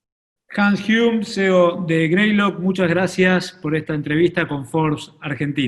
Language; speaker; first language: Spanish; native; Spanish